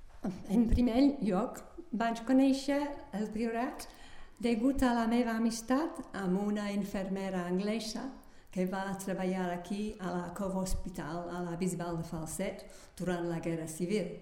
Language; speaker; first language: Catalan; non-native, fluent; English